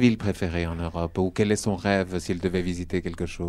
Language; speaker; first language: French; native; French